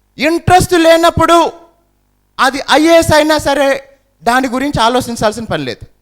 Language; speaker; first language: Telugu; native; Telugu